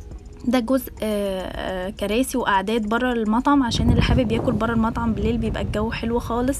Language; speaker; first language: Arabic; native; Arabic